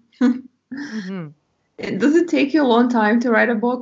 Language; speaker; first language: English; non-native, fluent; Russian